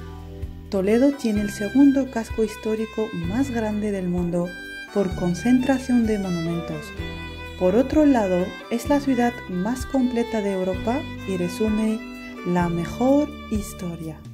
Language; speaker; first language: Spanish; non-native, fluent; Arabic